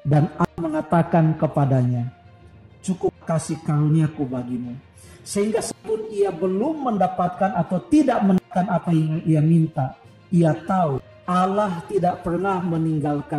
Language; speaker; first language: Indonesian; native; Indonesian